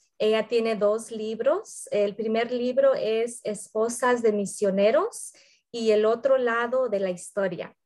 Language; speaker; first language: Spanish; early bilingual, heritage; Spanish